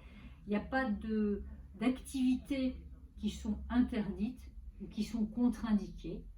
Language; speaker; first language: French; native; French